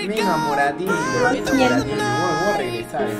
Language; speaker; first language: Spanish; native; Spanish